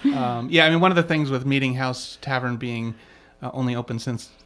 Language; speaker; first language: English; native; English